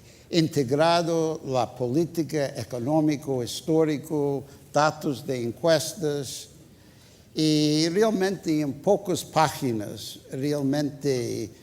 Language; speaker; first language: Spanish; non-native, fluent; English